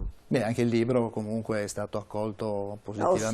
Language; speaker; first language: Italian; native; Italian